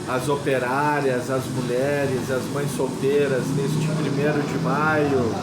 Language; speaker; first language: Portuguese; native; Portuguese